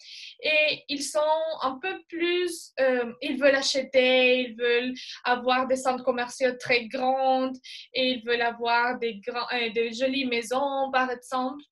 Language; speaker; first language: French; non-native, fluent; Spanish